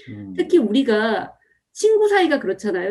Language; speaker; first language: Korean; native; Korean